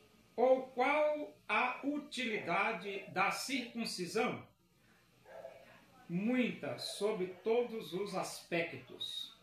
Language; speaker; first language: Portuguese; native; Portuguese